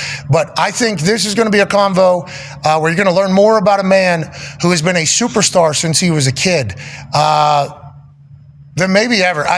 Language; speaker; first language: English; native; English